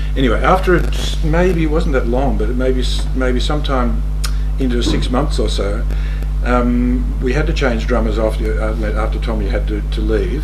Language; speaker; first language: English; native; English